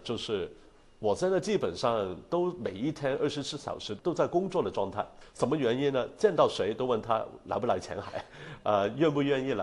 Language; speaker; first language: Chinese; non-native, local second language; Cantonese